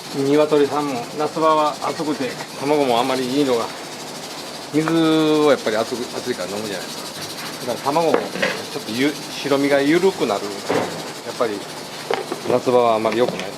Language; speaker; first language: Japanese; native; Japanese